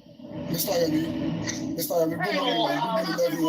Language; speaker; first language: English; non-native, local second language; Yoruba